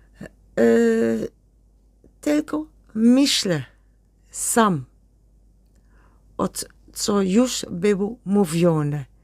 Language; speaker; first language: Polish; non-native, learner; Dutch